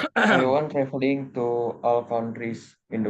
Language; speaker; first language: English; non-native, learner; Indonesian